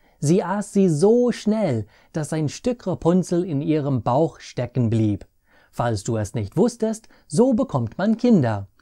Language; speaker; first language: German; non-native, fluent; English